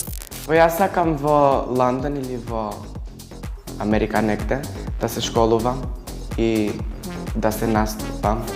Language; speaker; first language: Macedonian; non-native, local second language; Albanian